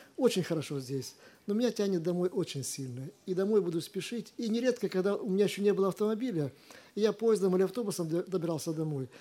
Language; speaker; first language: Russian; native; Russian